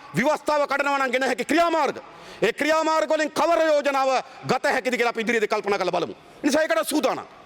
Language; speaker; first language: Sinhala; native; Sinhala